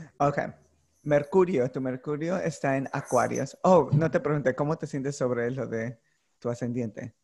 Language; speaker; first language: Spanish; early bilingual, heritage; Spanish